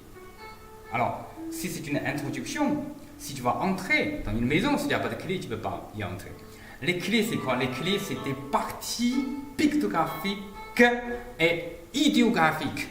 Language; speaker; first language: French; non-native, fluent; Chinese